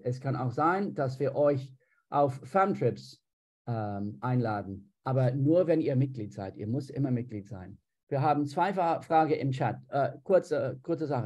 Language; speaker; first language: German; non-native, fluent; English